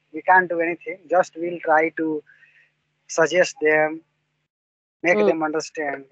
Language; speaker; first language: English; non-native, local second language; Hindi